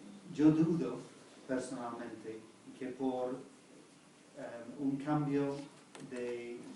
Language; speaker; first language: Spanish; non-native, fluent; English